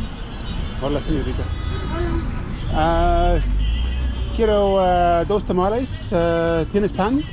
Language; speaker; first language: Spanish; non-native, learner; English